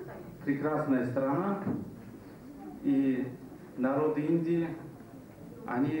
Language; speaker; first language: Russian; non-native, local second language; Tajik